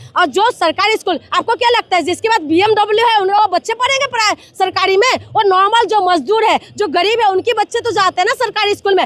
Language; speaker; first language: Hindi; non-native, local second language; Manipuri